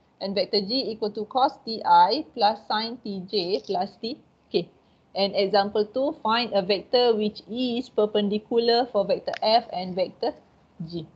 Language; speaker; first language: English; non-native, local second language; Malay